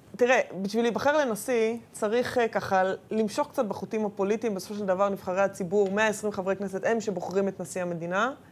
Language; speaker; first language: Hebrew; native; Hebrew